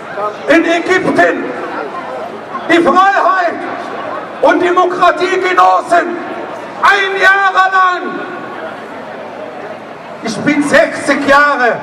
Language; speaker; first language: German; non-native, learner; Arabic